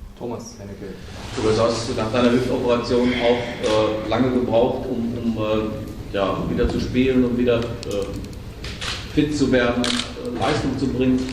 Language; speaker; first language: German; native; German